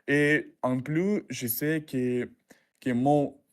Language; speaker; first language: French; non-native, learner; Russian